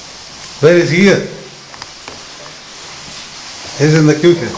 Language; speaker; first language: German; non-native, fluent; Hindi